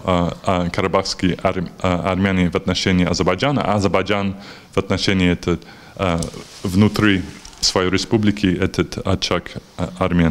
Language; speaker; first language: Russian; non-native, fluent; English